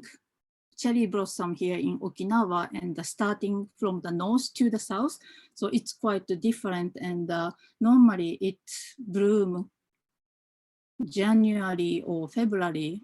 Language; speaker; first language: English; non-native, fluent; Japanese